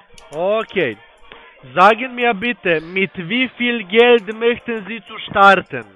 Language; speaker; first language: German; non-native, learner; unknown